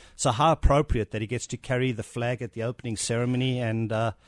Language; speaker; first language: English; native; English